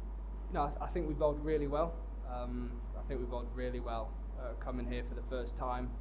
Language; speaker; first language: English; native; English